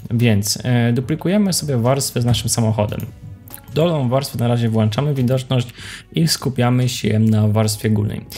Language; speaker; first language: Polish; native; Polish